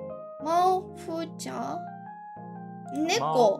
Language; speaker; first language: Chinese; non-native, learner; Japanese